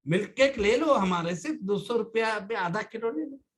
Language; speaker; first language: Hindi; non-native, local second language; Marathi